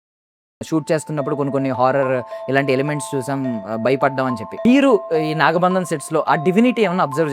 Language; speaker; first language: Telugu; native; Telugu